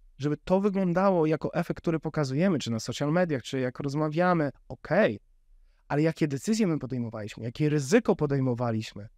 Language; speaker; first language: Polish; native; Polish